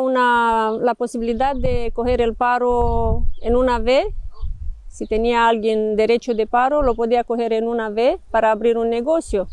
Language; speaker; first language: Spanish; non-native, fluent; Romanian